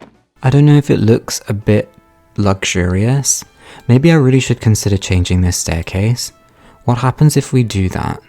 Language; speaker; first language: English; native; English